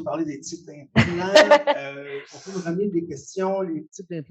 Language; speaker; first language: French; native; French